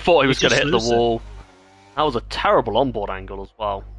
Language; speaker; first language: English; native; English